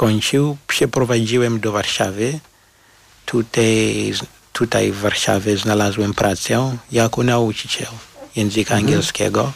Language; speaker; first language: Polish; non-native, fluent; Shona